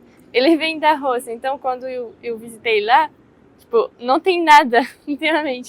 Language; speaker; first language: Portuguese; non-native, fluent; French